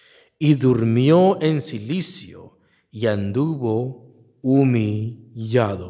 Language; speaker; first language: Spanish; native; Spanish